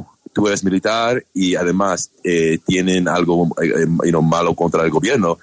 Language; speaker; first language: Spanish; non-native, learner; English